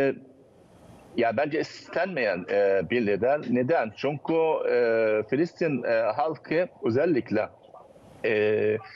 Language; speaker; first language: Turkish; non-native, fluent; Arabic